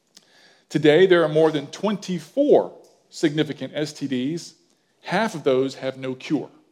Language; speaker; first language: English; native; English